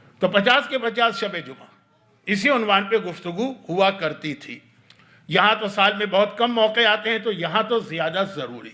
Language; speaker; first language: Urdu; native; Urdu